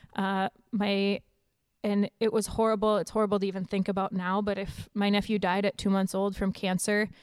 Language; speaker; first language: English; native; English